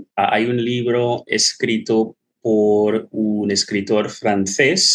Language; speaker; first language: Spanish; non-native, fluent; English